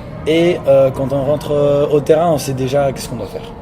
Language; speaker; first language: French; non-native, local second language; Spanish